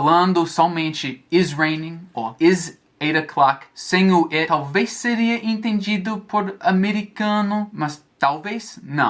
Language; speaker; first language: Portuguese; non-native, fluent; English